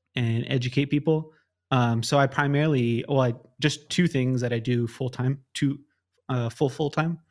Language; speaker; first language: English; native; English